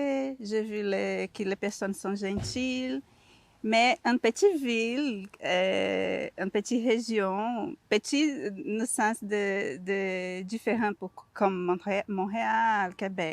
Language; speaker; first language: French; non-native, learner; Portuguese